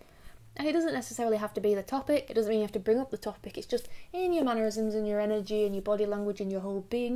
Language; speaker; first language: English; native; English